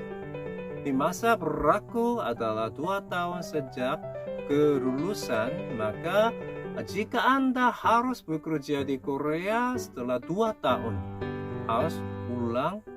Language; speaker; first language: Indonesian; non-native, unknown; Korean